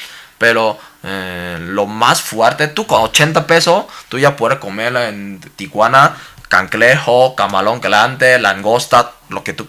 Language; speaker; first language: Spanish; non-native, learner; Cantonese